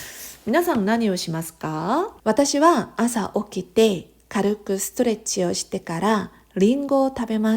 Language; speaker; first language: Japanese; non-native, fluent; Korean